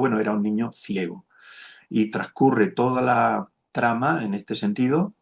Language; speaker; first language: Spanish; native; Spanish